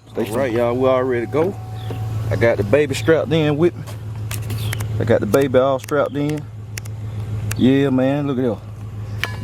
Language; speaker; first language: English; native; English